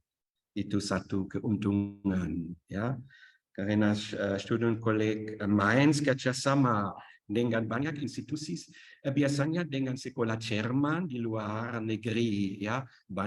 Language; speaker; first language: Indonesian; non-native, fluent; German